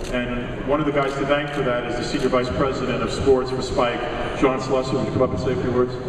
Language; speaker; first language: English; native; English